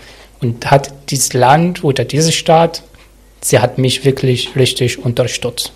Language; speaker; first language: German; non-native, local second language; Arabic